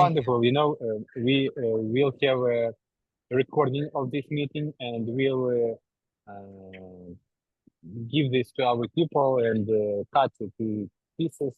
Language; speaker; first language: English; non-native, learner; Ukrainian